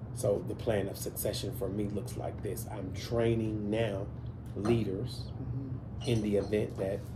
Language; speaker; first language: English; native; English